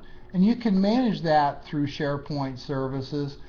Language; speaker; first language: English; native; English